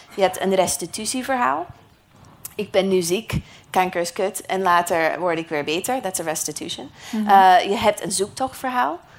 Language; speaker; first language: Dutch; non-native, fluent; English